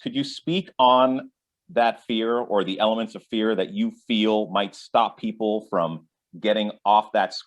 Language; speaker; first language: English; native; English